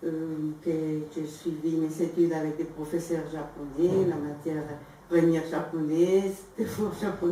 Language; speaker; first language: French; non-native, fluent; Spanish